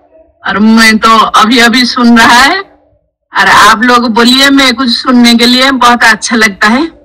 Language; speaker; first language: Hindi; non-native, local second language; Odia